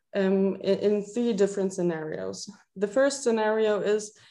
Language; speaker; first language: English; non-native, fluent; German